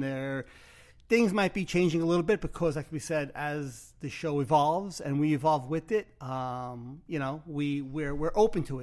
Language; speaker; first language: English; native; English